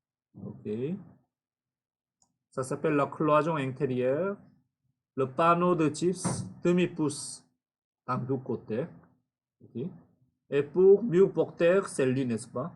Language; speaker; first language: French; non-native, fluent; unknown